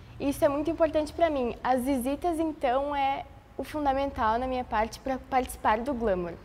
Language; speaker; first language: Portuguese; early bilingual, other home language; Spanish